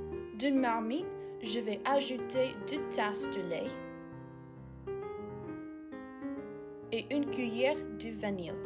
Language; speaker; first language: French; non-native, learner; English